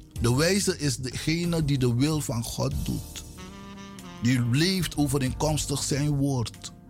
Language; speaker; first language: Dutch; non-native, local second language; Sranan Tongo